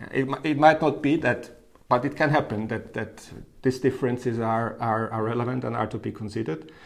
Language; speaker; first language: English; non-native, fluent; German